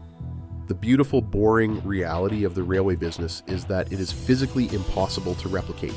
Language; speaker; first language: English; native; English